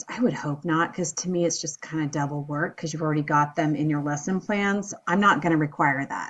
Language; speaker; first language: English; native; English